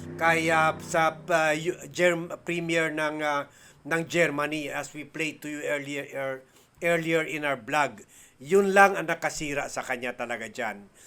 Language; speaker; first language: Filipino; native; Filipino